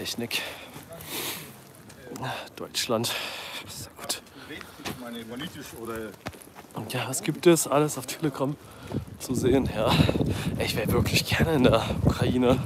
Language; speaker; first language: German; native; German